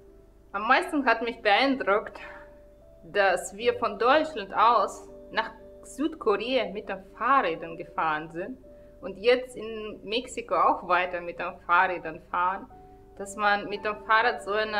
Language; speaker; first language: German; non-native, fluent; Russian